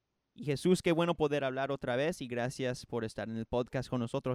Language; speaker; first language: Spanish; non-native, fluent; English